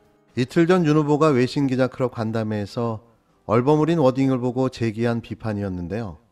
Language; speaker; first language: Korean; native; Korean